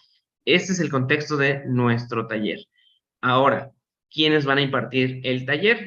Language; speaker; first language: Spanish; native; Spanish